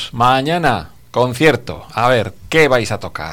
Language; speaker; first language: Spanish; native; Spanish